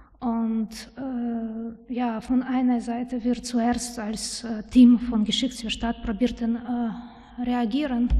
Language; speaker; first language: German; non-native, learner; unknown